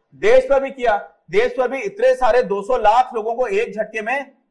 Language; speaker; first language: Hindi; native; Hindi